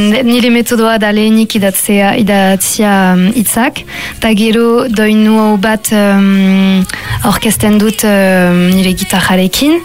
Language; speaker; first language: Basque; non-native, local second language; French